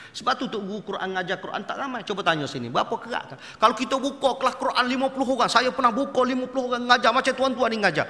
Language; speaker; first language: Malay; native; Malay